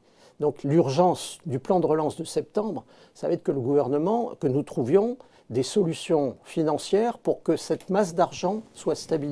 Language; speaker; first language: French; native; French